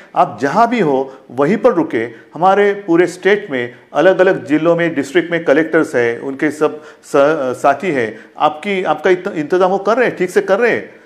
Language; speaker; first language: Hindi; non-native, local second language; Marathi